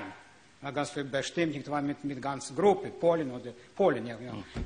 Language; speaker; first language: German; non-native, learner; Ukrainian